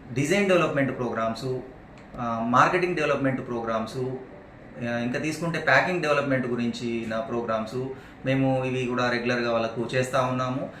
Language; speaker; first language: Telugu; native; Telugu